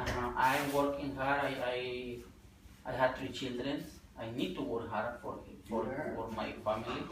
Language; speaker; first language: English; non-native, learner; Spanish